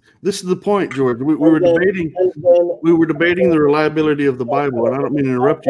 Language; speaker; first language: English; native; English